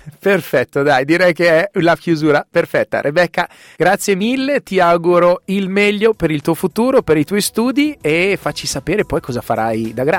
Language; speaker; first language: Italian; native; Italian